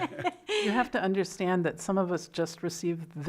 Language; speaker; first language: English; native; English